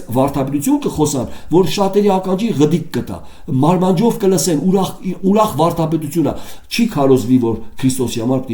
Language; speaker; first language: Armenian; native; Armenian